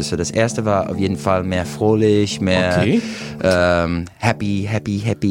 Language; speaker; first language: German; non-native, learner; English